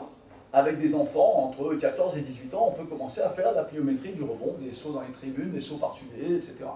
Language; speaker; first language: French; native; French